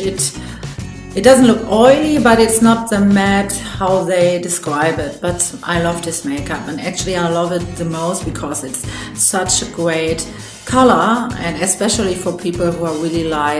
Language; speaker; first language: English; non-native, fluent; German